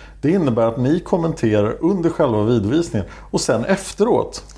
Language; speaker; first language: Swedish; native; Swedish